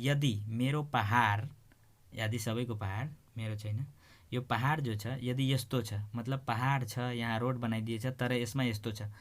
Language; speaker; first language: Nepali; non-native, local second language; Maithili